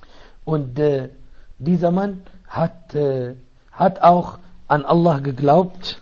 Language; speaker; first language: German; non-native, fluent; Arabic